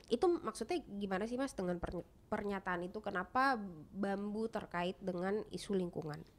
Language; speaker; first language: Indonesian; native; Indonesian